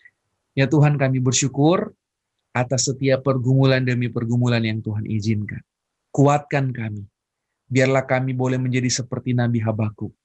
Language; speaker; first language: Indonesian; native; Indonesian